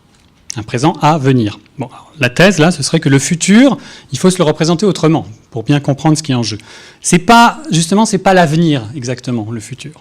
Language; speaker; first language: French; native; French